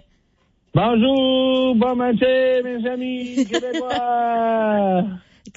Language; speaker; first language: French; non-native, fluent; English